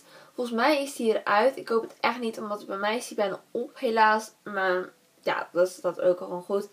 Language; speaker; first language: Dutch; native; Dutch